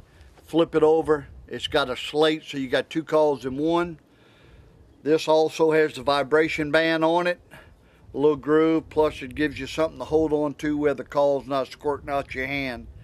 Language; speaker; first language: English; native; English